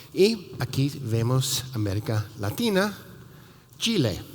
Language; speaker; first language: Spanish; non-native, fluent; English